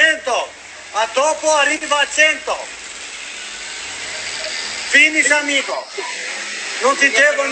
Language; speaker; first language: Italian; non-native, fluent; Albanian